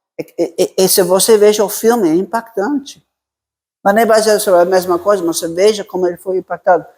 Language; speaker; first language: Portuguese; non-native, fluent; Italian